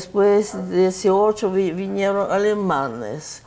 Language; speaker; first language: Spanish; non-native, fluent; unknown